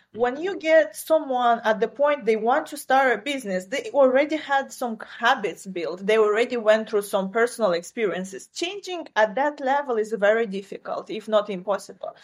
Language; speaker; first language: English; non-native, fluent; Romanian